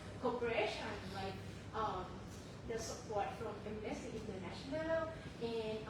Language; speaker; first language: English; non-native, fluent; Thai